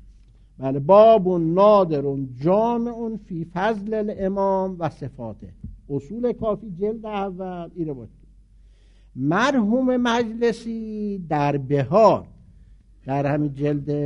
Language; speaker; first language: Persian; native; Persian